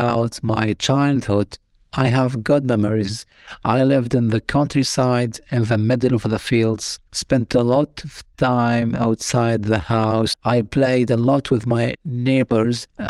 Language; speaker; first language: English; non-native, fluent; Arabic